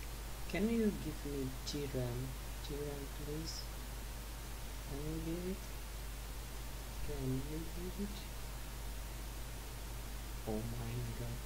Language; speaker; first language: English; non-native, learner; Russian